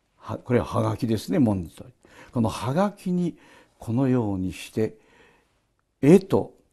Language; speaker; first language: Japanese; native; Japanese